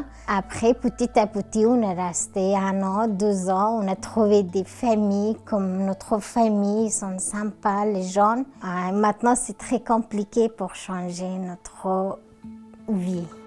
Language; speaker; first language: French; non-native, learner; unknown